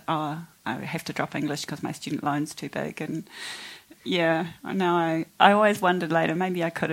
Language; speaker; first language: English; native; English